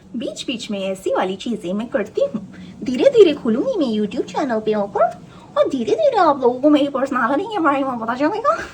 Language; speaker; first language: Hindi; native; Hindi